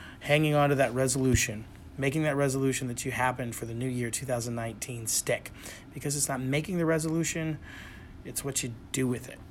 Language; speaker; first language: English; native; English